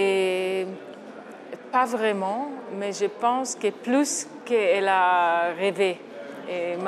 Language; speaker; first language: French; non-native, fluent; Hebrew